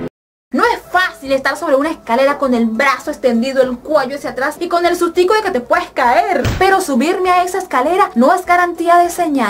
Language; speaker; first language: Spanish; native; Spanish